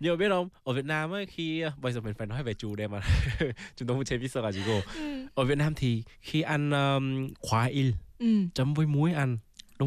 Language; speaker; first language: Vietnamese; early bilingual, heritage; Vietnamese